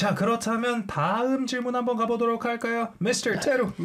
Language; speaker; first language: Korean; non-native, fluent; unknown